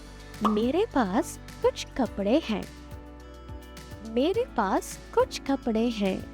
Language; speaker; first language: Hindi; non-native, fluent; Sinhala